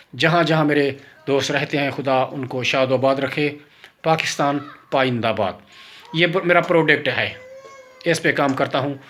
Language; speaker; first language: Urdu; non-native, local second language; Saraiki